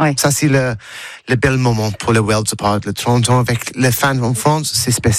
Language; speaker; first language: French; non-native, learner; English